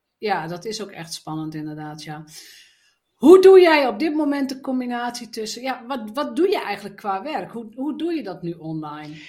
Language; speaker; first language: Dutch; native; Dutch